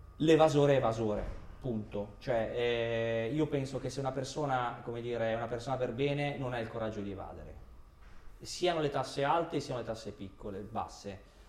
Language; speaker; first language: Italian; native; Italian